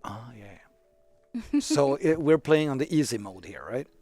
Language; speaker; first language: English; non-native, fluent; Swedish